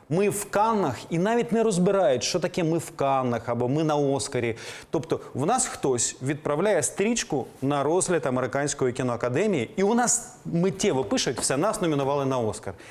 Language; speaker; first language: Ukrainian; native; Ukrainian